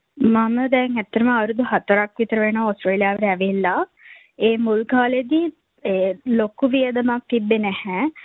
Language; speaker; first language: Sinhala; native; Sinhala